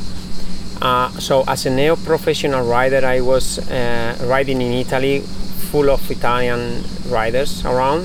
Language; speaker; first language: English; non-native, fluent; Spanish